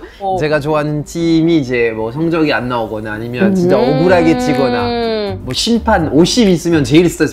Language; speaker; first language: Korean; non-native, fluent; French